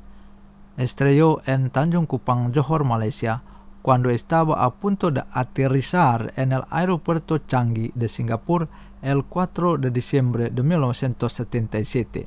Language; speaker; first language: Spanish; non-native, fluent; Indonesian